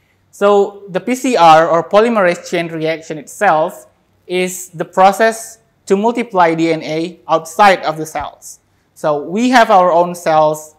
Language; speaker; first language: English; non-native, fluent; Indonesian